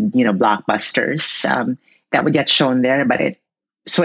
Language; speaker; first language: English; non-native, local second language; Cebuano